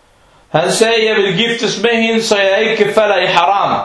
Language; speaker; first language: Danish; non-native, fluent; Arabic